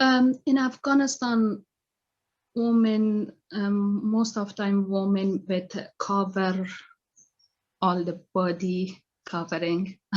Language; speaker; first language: English; non-native, learner; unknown